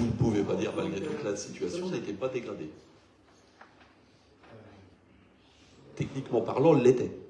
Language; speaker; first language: French; native; French